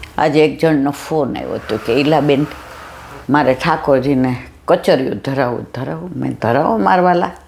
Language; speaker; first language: Gujarati; native; Gujarati